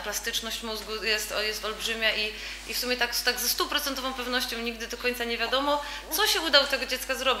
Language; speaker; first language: Polish; native; Polish